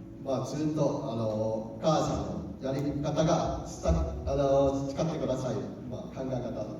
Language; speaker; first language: Japanese; non-native, learner; Cantonese